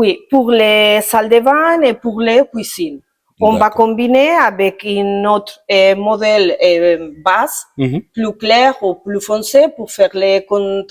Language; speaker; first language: French; non-native, learner; Spanish